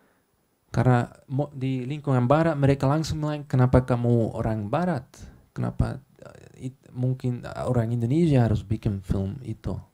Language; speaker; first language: Indonesian; non-native, learner; Dutch